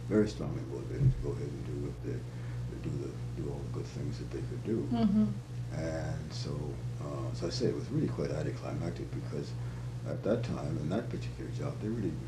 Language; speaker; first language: English; native; English